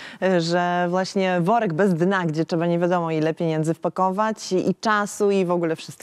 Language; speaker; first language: Polish; native; Polish